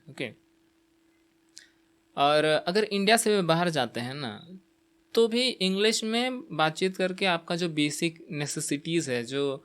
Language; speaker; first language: Hindi; non-native, local second language; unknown